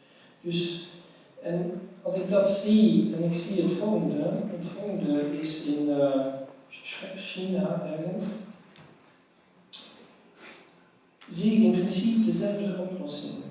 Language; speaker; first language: Dutch; non-native, local second language; French